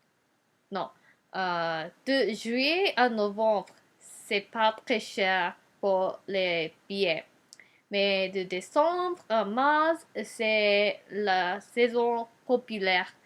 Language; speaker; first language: French; non-native, learner; Japanese